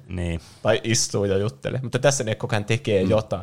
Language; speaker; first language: Finnish; native; Finnish